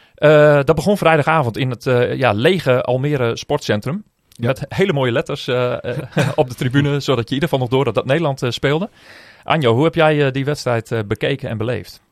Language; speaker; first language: Dutch; native; Dutch